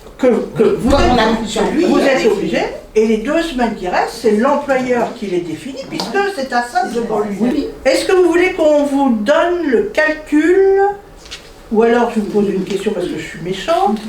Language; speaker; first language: French; native; French